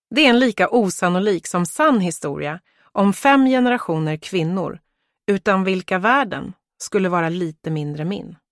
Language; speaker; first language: Swedish; early bilingual, other home language; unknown